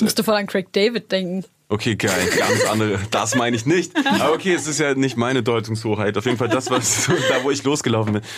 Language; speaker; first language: German; native; German